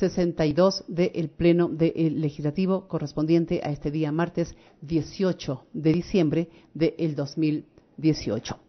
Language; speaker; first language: Spanish; native; Spanish